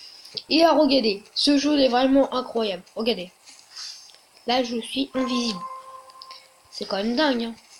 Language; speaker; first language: French; native; French